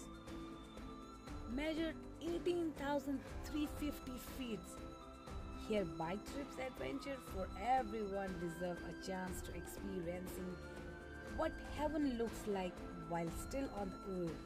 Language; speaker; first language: English; non-native, local second language; Ladakhi